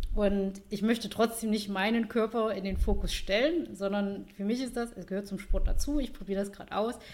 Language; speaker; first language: German; non-native, fluent; Vietnamese